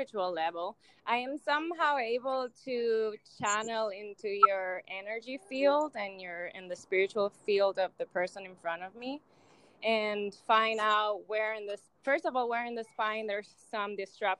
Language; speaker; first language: English; non-native, fluent; Spanish